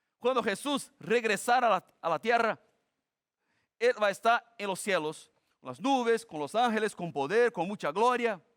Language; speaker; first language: Spanish; non-native, fluent; Portuguese